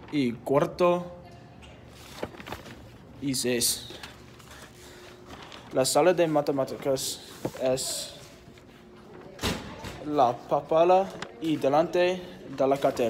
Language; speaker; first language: Spanish; non-native, learner; English